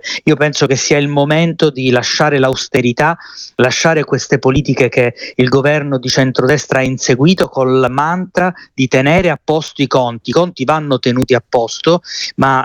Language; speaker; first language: Italian; native; Italian